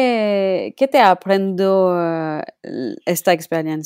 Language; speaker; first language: Spanish; non-native, local second language; French